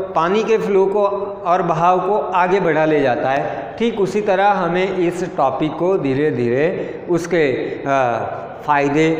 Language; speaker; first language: Hindi; non-native, local second language; Gujarati